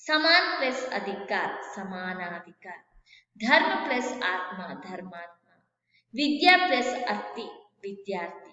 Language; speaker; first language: Hindi; non-native, local second language; Kannada